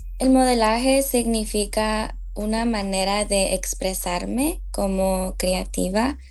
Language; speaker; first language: Spanish; early bilingual, heritage; Spanish